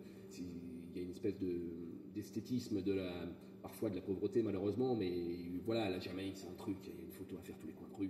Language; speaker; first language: French; native; French